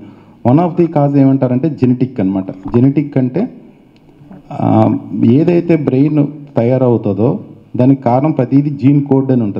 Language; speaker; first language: Telugu; native; Telugu